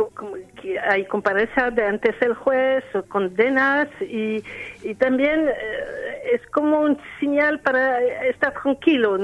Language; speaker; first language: Spanish; non-native, learner; French